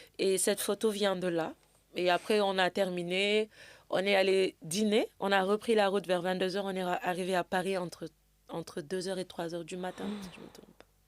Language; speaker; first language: French; non-native, local second language; Wolof